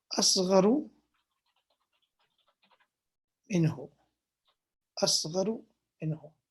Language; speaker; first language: Arabic; non-native, fluent; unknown